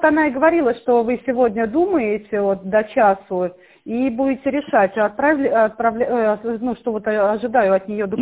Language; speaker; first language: Russian; native; Russian